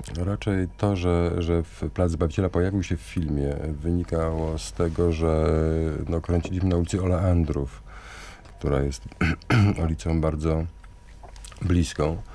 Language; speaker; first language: Polish; native; Polish